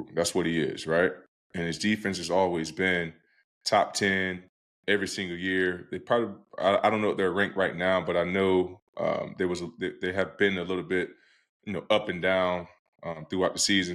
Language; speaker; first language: English; native; English